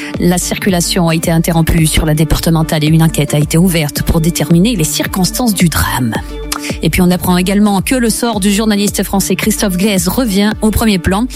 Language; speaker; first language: French; native; French